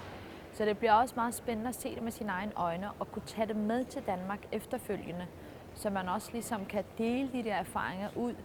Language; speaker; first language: Danish; early bilingual, other home language; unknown